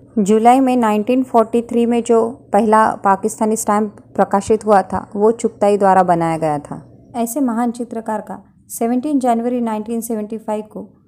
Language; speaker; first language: Hindi; non-native, local second language; Marathi